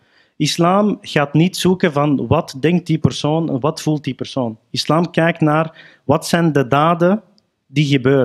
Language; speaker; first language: Dutch; early bilingual, other home language; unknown